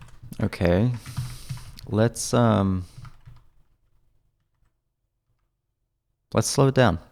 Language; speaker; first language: English; native; English